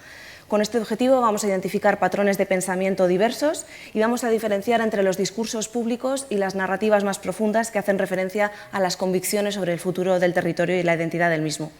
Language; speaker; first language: Spanish; native; Spanish